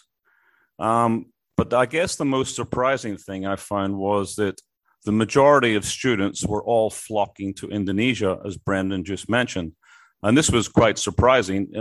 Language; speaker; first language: English; native; English